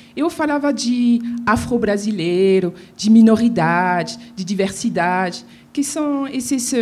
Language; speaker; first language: Portuguese; non-native, fluent; French